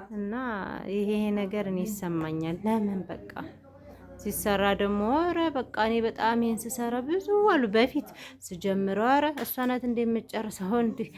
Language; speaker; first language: Amharic; native; Amharic